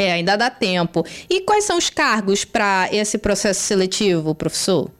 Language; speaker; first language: Portuguese; native; Portuguese